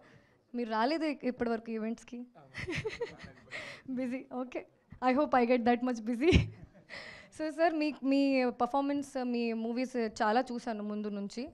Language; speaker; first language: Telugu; non-native, fluent; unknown